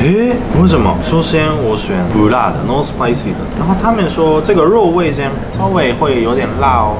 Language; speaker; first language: Chinese; non-native, fluent; Japanese